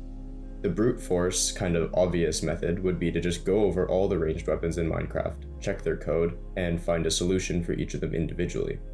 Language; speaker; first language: English; native; English